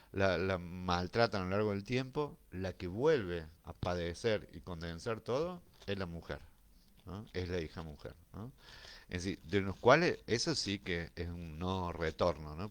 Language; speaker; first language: Spanish; native; Spanish